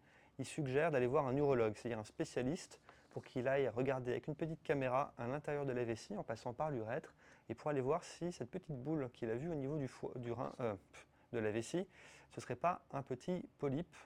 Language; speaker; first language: French; native; French